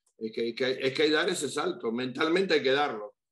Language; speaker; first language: Spanish; native; Spanish